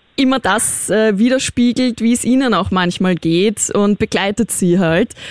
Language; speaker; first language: German; native; German